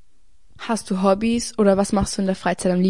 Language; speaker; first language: German; native; German